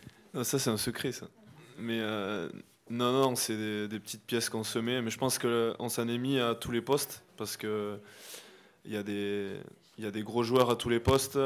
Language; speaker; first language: French; native; French